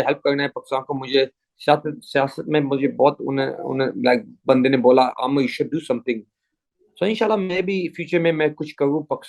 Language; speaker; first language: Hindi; early bilingual, heritage; English